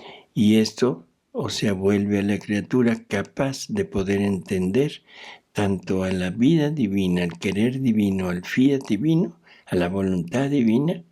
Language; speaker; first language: Spanish; native; Spanish